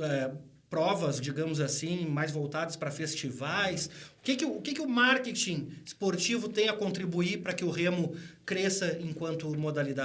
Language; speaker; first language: Portuguese; native; Portuguese